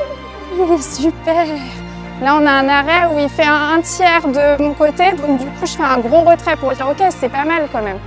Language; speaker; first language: French; native; French